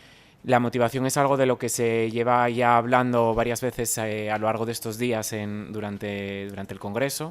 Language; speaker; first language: Spanish; native; Spanish